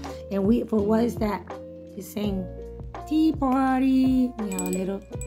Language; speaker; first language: English; non-native, learner; Spanish